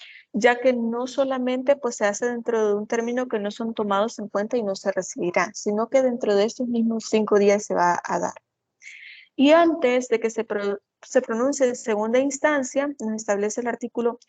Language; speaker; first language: Spanish; native; Spanish